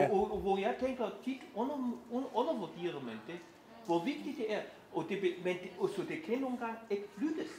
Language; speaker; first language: Danish; non-native, fluent; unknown